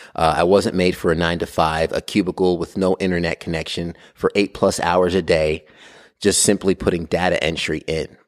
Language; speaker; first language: English; native; English